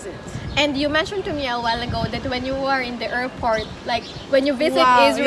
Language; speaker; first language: English; non-native, fluent; Filipino